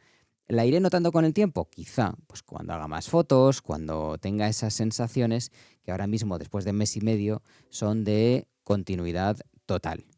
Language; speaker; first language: Spanish; native; Spanish